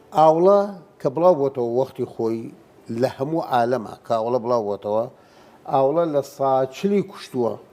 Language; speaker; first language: Central Kurdish; non-native, local second language; Gurani